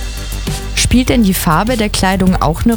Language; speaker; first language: German; native; German